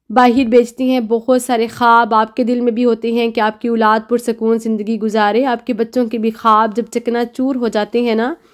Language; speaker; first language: Urdu; native; Urdu